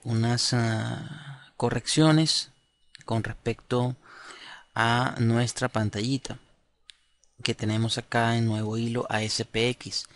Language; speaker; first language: Spanish; native; Spanish